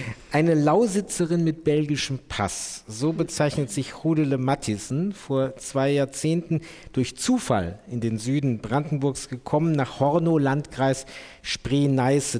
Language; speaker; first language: German; native; German